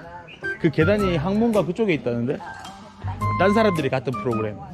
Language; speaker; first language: Korean; native; Korean